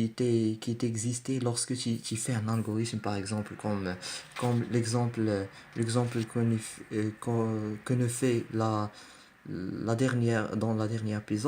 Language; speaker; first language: French; non-native, learner; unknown